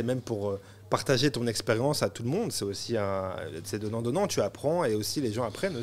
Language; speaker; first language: French; native; French